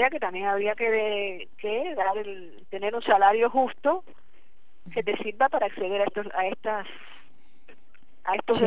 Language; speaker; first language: Spanish; native; Spanish